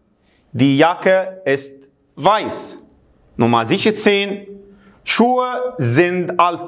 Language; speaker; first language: German; non-native, fluent; Arabic